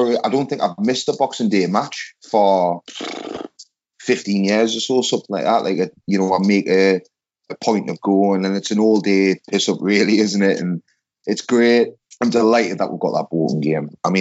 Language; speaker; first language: English; native; English